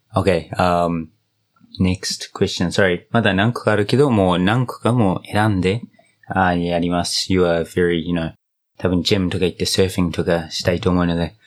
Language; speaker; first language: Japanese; non-native, fluent; English